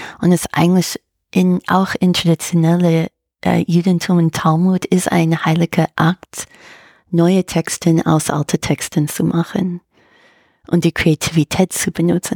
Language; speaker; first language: German; non-native, fluent; English